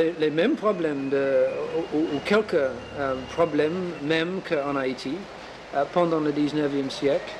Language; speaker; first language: French; non-native, learner; English